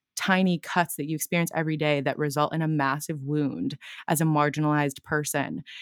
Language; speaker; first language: English; native; English